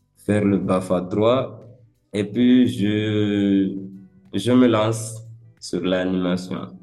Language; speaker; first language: French; early bilingual, other home language; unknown